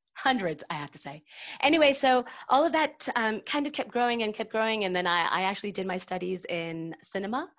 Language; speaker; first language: English; native; English